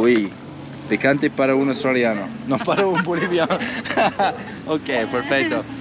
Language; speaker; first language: Spanish; non-native, learner; English